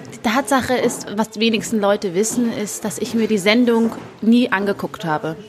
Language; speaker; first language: German; early bilingual, other home language; Amharic